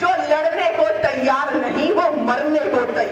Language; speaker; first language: Hindi; native; Hindi